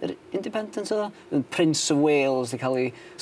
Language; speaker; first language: Welsh; native; Welsh